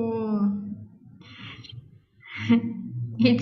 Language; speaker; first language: English; non-native, learner; Spanish